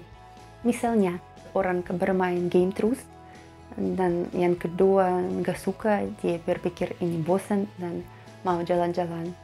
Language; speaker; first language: Indonesian; non-native, fluent; Russian